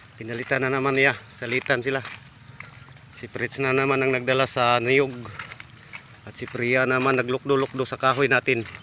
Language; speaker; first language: Filipino; non-native, local second language; Cebuano